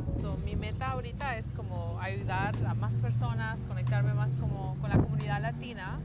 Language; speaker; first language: Spanish; native; Spanish